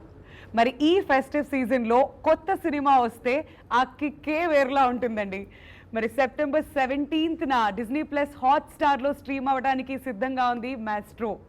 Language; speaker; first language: Telugu; native; Telugu